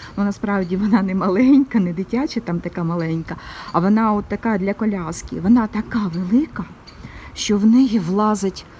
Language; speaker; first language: Ukrainian; non-native, local second language; Russian